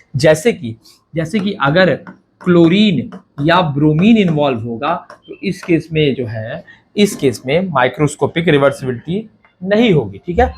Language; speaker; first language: Hindi; native; Hindi